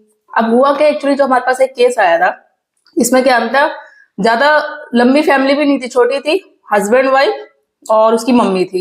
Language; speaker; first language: Hindi; native; Hindi